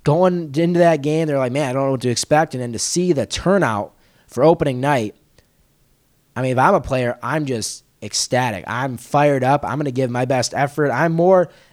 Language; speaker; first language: English; native; English